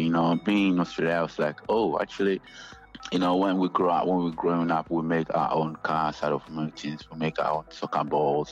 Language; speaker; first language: English; non-native, local second language; Ga